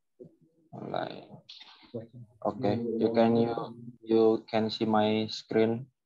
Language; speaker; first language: English; non-native, learner; Indonesian